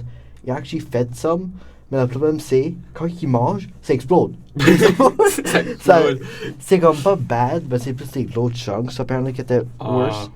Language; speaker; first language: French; non-native, local second language; English